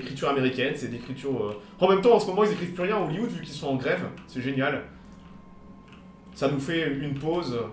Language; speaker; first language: French; native; French